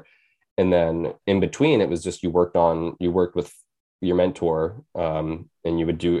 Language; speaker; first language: English; native; English